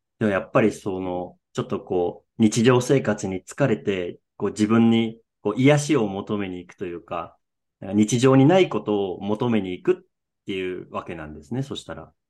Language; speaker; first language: Japanese; native; Japanese